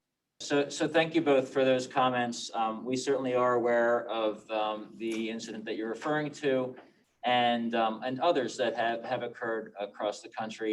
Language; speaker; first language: English; native; English